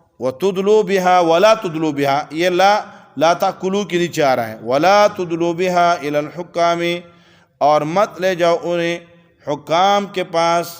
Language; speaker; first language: Urdu; non-native, local second language; Pashto